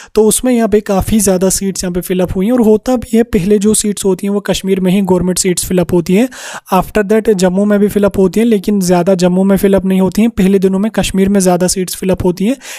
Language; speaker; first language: Hindi; non-native, local second language; Kashmiri